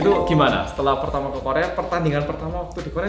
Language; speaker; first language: Indonesian; native; Indonesian